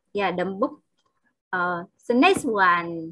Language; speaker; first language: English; non-native, fluent; Vietnamese